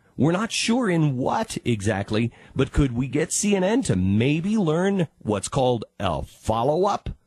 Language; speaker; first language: English; native; English